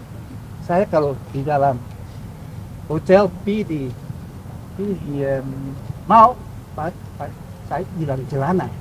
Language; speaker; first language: Indonesian; early bilingual, heritage; Indonesian